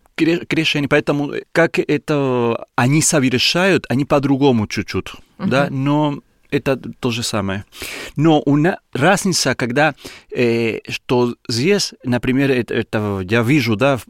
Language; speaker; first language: Russian; non-native, learner; Spanish